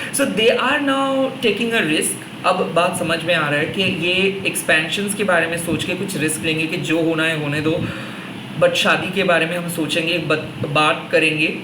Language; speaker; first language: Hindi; non-native, local second language; Bangla